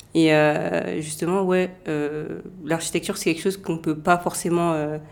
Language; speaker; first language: French; native; French